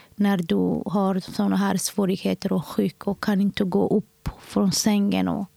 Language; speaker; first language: Swedish; non-native, fluent; Somali